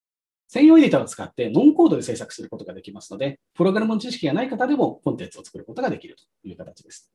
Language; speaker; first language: Japanese; native; Japanese